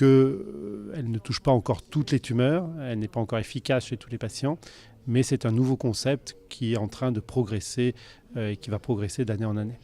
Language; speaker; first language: French; native; French